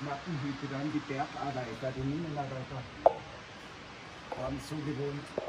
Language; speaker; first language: German; native; German